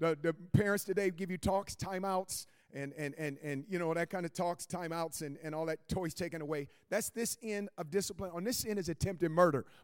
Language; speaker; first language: English; native; English